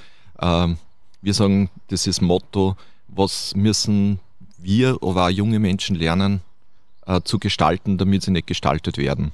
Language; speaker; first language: German; native; German